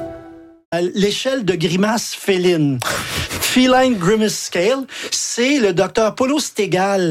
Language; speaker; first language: French; native; French